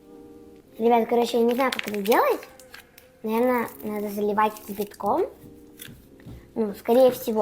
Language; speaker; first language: Russian; native; Russian